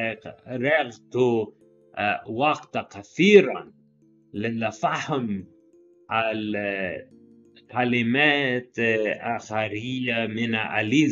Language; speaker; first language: Arabic; non-native, learner; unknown